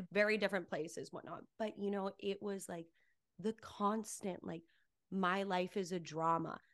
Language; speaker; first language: English; native; English